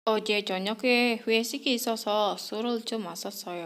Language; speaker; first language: Korean; non-native, fluent; Indonesian